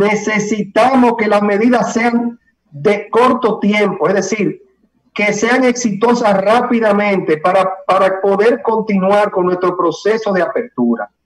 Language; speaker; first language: Spanish; native; Spanish